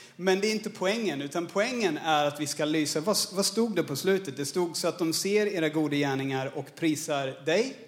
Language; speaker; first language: Swedish; non-native, fluent; English